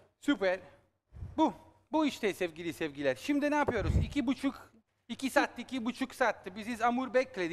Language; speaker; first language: Turkish; non-native, learner; Italian